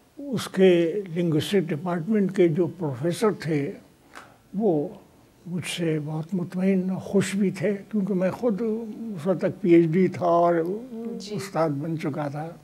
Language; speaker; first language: Urdu; native; Urdu